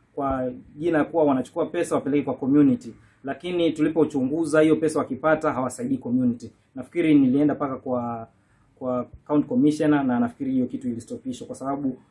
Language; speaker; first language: Swahili; non-native, local second language; Giryama